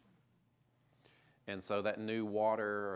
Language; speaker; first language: English; native; English